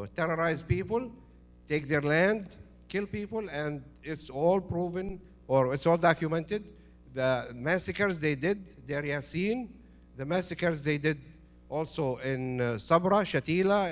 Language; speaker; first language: English; non-native, fluent; Arabic